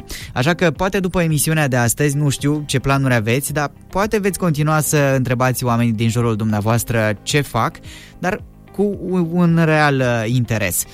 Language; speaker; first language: Romanian; native; Romanian